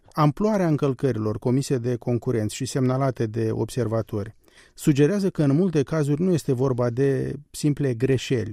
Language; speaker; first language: Romanian; native; Romanian